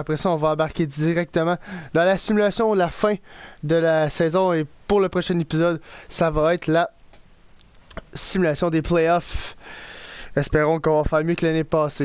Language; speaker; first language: French; native; French